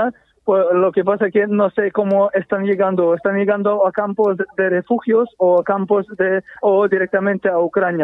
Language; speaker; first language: Spanish; non-native, fluent; Ukrainian